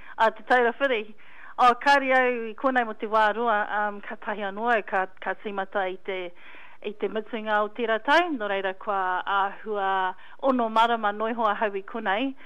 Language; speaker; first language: Māori; non-native, local second language; English